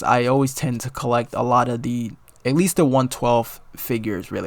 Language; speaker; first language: English; native; English